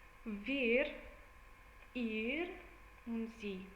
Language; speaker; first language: German; non-native, learner; English